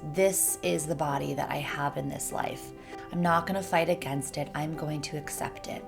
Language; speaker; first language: English; native; English